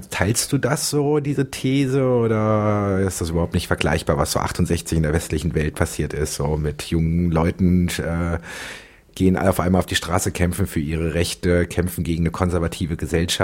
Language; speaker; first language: German; native; German